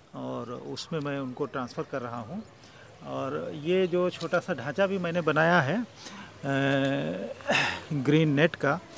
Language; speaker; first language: Hindi; native; Hindi